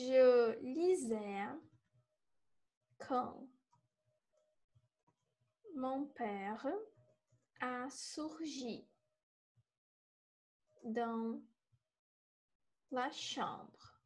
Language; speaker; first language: French; non-native, fluent; Portuguese